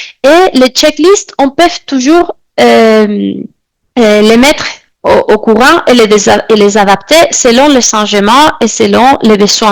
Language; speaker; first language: French; non-native, fluent; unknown